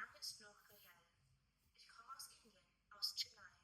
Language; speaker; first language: German; non-native, fluent; Ukrainian